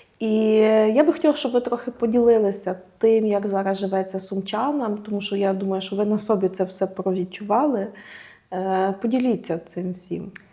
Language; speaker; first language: Ukrainian; native; Ukrainian